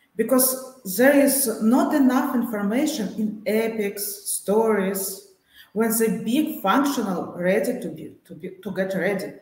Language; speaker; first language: English; non-native, fluent; Russian